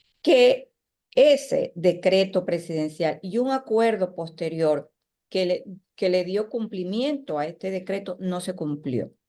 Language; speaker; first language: Spanish; native; Spanish